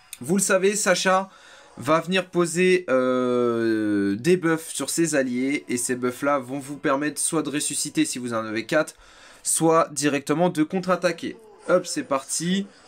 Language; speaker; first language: French; native; French